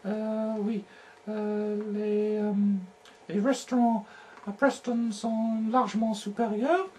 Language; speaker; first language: French; non-native, learner; English